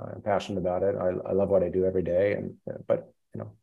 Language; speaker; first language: English; non-native, fluent; German